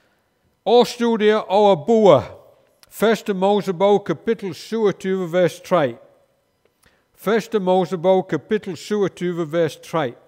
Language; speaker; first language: Danish; non-native, fluent; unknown